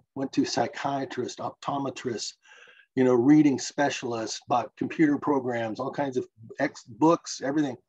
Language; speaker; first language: English; native; English